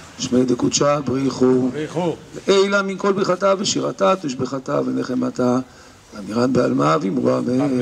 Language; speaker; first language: Hebrew; native; Hebrew